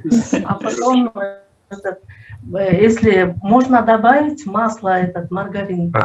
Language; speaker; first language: Russian; non-native, local second language; Kyrgyz